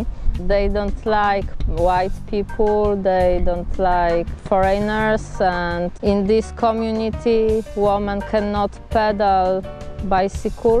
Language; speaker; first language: English; non-native, learner; Polish